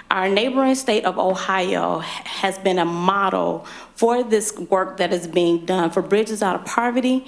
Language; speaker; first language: English; native; English